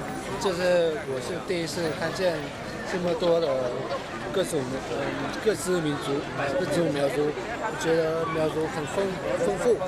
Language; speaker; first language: Chinese; non-native, fluent; Hmong